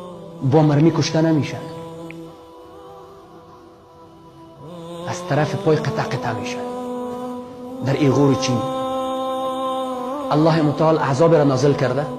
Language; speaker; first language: Persian; native; Persian